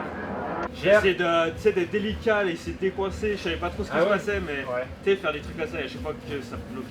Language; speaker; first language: French; native; French